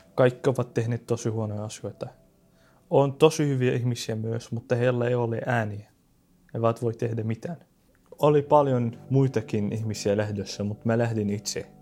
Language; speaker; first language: Finnish; non-native, fluent; Arabic